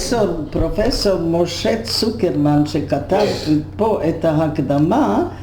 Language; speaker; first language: Hebrew; non-native, fluent; Polish